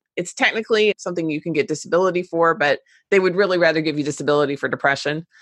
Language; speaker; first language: English; native; English